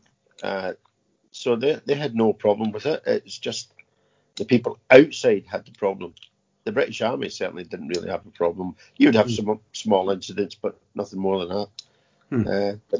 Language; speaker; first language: English; native; English